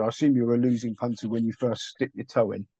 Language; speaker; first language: English; native; English